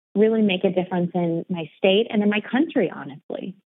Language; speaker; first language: English; native; English